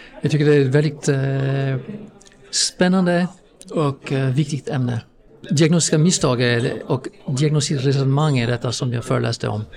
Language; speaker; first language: Swedish; non-native, fluent; English